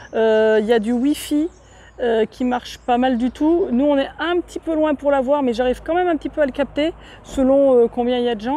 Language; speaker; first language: French; native; French